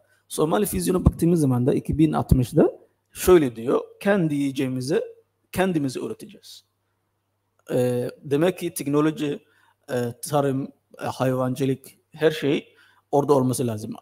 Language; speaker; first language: Turkish; non-native, fluent; Somali